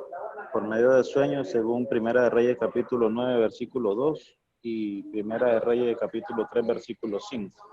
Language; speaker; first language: Spanish; native; Spanish